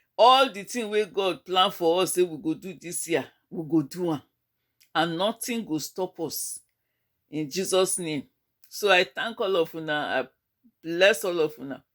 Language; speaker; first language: Nigerian Pidgin; native; Nigerian Pidgin